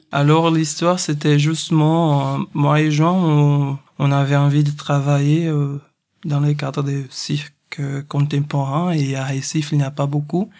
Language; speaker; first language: French; non-native, fluent; Portuguese